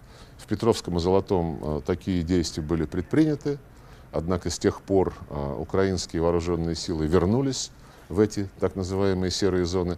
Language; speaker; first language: Russian; native; Russian